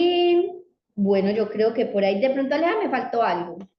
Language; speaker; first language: Spanish; native; Spanish